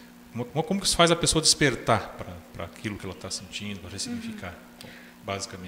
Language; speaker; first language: Portuguese; native; Portuguese